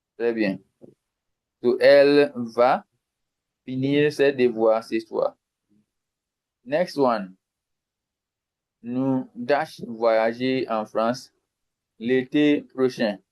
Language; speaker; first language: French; non-native, fluent; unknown